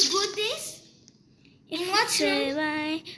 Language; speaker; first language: English; non-native, learner; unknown